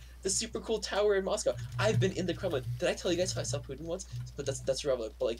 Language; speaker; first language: English; early bilingual, other home language; Russian